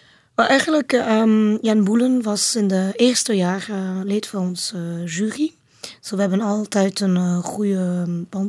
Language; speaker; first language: Dutch; non-native, learner; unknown